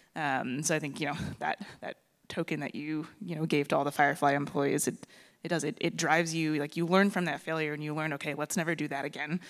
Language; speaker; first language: English; native; English